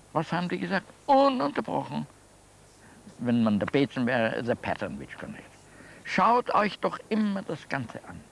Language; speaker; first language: German; native; German